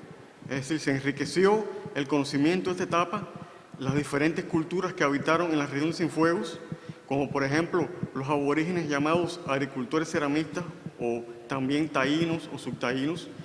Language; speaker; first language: Spanish; native; Spanish